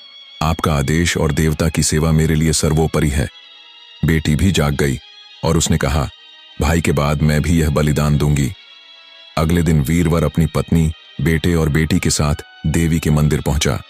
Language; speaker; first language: Hindi; native; Hindi